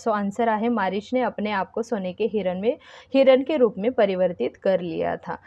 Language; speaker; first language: Hindi; non-native, local second language; Marathi